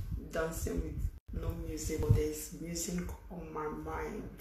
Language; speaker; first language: English; non-native, local second language; Bini